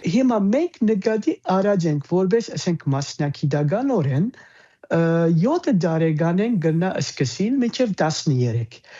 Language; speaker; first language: Armenian; early bilingual, heritage; Armenian